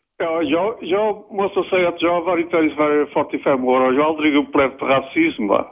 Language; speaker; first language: Swedish; non-native, fluent; Portuguese